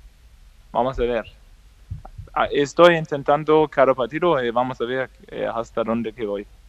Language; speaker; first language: Spanish; non-native, learner; Danish